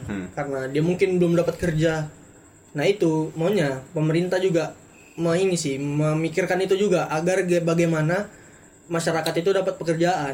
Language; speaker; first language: Indonesian; native; Indonesian